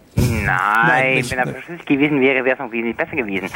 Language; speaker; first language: German; non-native, fluent; Spanish